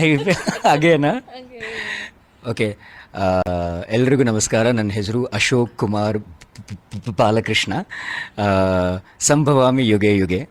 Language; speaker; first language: Kannada; non-native, learner; Malayalam